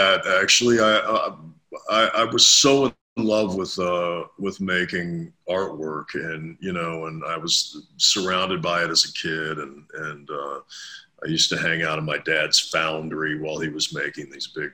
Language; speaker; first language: English; native; English